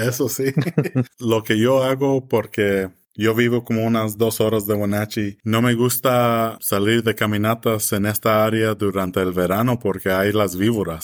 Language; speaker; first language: Spanish; early bilingual, heritage; English